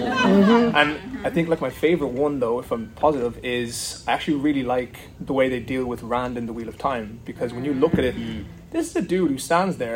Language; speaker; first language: English; native; English